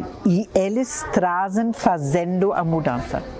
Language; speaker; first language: Portuguese; non-native, fluent; German